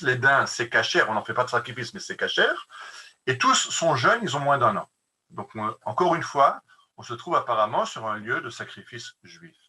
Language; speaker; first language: French; native; French